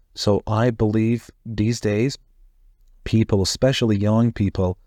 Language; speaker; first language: English; non-native, fluent; Persian